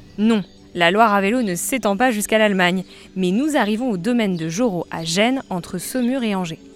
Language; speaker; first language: French; native; French